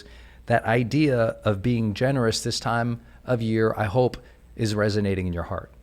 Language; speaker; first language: English; native; English